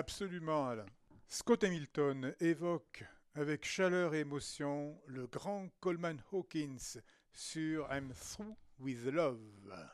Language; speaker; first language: French; native; French